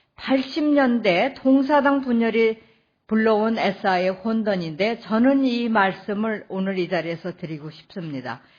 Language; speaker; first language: Korean; native; Korean